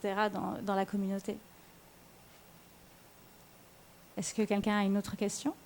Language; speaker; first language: French; native; French